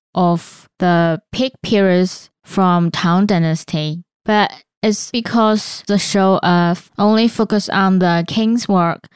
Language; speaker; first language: English; non-native, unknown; Chinese